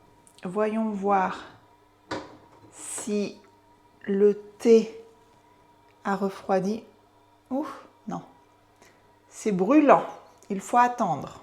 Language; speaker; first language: French; native; French